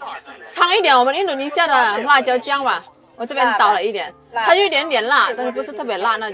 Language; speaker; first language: Chinese; non-native, fluent; Indonesian